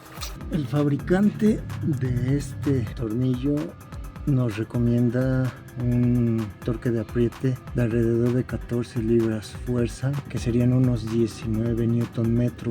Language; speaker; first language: Spanish; native; Spanish